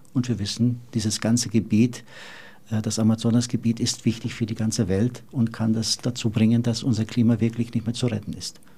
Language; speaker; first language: German; non-native, fluent; Portuguese